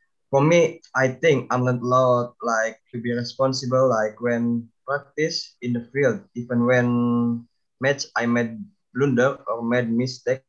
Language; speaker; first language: English; non-native, learner; Indonesian